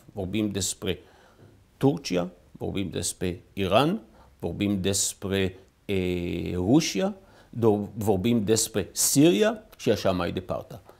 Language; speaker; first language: Romanian; non-native, fluent; Hebrew